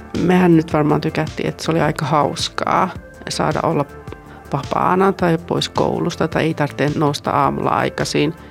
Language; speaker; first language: Finnish; early bilingual, heritage; Finnish